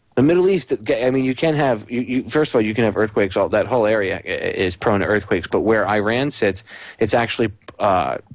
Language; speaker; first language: English; native; English